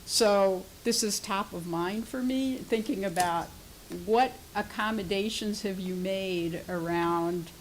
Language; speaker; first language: English; native; English